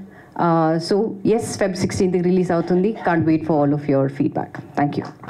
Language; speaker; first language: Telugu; non-native, fluent; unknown